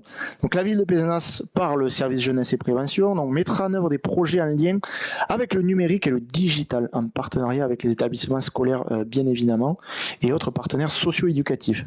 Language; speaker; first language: French; native; French